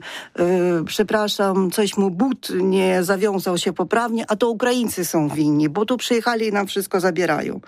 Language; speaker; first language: Polish; non-native, fluent; Ukrainian